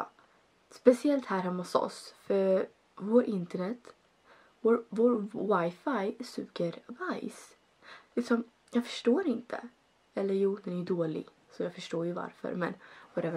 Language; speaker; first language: Swedish; early bilingual, other home language; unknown